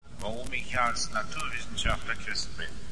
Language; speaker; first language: German; non-native, fluent; English